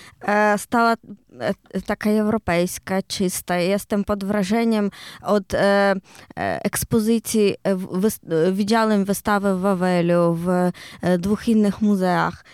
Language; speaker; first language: Polish; non-native, learner; Ukrainian